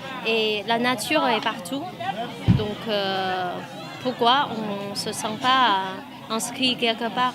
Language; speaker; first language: French; non-native, fluent; Chinese